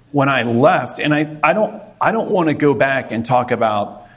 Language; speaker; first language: English; native; English